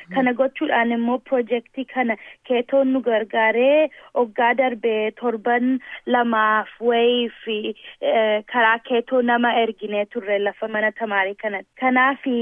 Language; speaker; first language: Oromo; early bilingual, heritage; Oromo